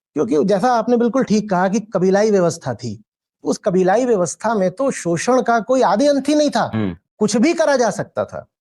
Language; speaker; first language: Hindi; native; Hindi